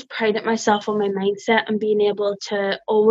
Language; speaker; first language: English; native; English